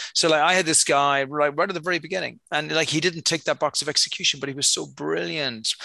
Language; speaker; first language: English; native; English